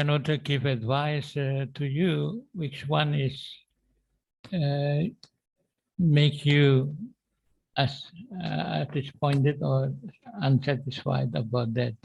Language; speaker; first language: English; non-native, learner; Indonesian